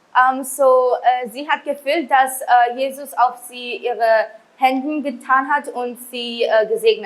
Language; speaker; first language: German; early bilingual, heritage; Urdu